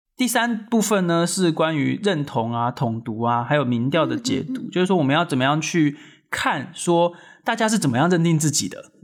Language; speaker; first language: Chinese; native; Chinese